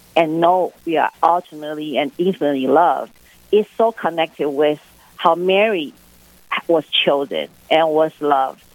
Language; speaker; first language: English; non-native, fluent; Chinese